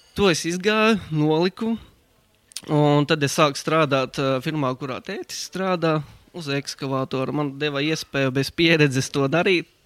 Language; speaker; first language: Latvian; native; Latvian